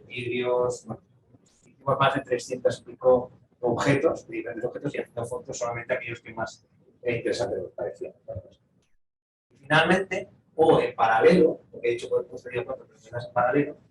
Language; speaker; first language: Spanish; native; Spanish